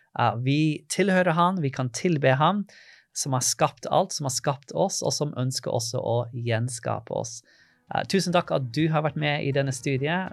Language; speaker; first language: Norwegian; non-native, fluent; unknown